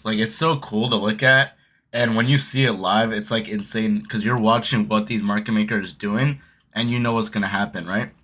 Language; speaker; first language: English; native; English